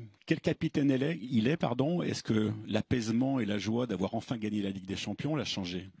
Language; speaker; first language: French; native; French